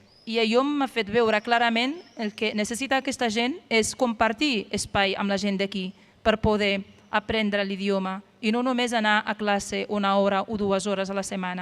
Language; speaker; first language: Catalan; non-native, fluent; Arabic